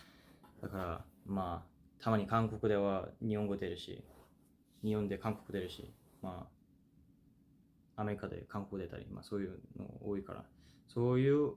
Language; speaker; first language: Japanese; non-native, fluent; Korean